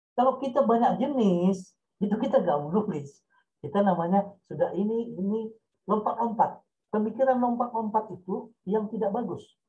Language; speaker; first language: Indonesian; non-native, local second language; Minangkabau